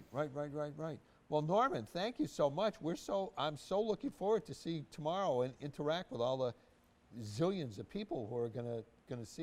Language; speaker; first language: English; native; English